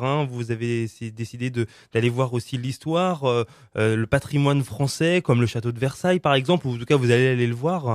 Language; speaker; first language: French; native; French